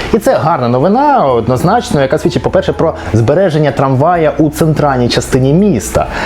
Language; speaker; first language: Ukrainian; non-native, local second language; Russian